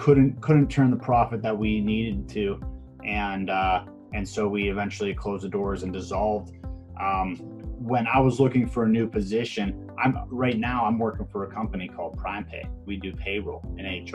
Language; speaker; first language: English; native; English